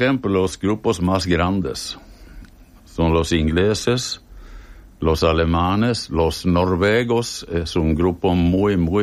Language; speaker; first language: Spanish; non-native, fluent; Swedish